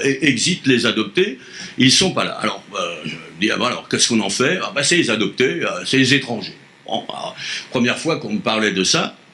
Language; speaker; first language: French; native; French